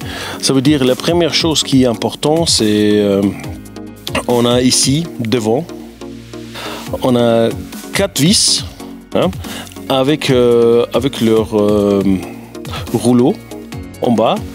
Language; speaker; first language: French; non-native, fluent; German